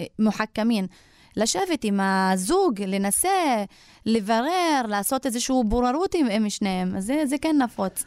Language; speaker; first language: Hebrew; non-native, local second language; Arabic